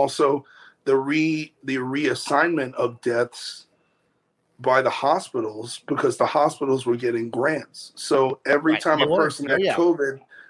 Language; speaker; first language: English; native; English